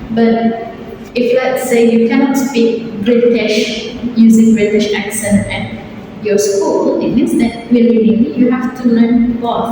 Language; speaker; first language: English; non-native, fluent; Indonesian